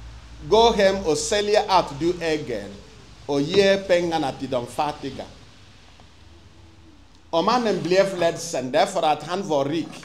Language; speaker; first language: Swedish; non-native, fluent; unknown